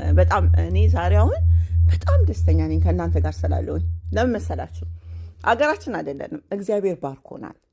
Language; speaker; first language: Amharic; native; Amharic